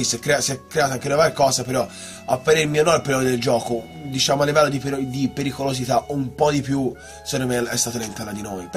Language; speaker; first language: Italian; native; Italian